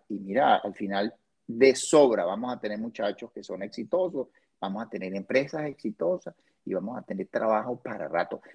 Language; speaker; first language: Spanish; native; Spanish